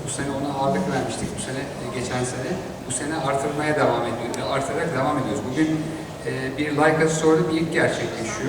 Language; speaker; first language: Turkish; native; Turkish